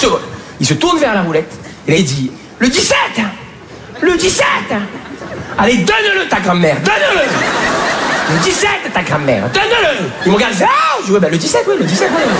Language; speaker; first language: French; native; French